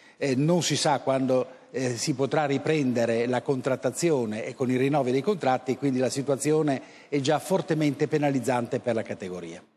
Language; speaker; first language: Italian; native; Italian